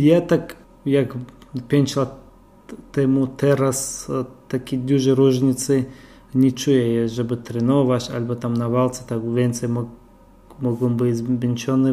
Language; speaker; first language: Polish; non-native, fluent; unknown